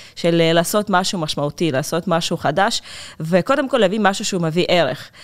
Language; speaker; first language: Hebrew; non-native, fluent; Russian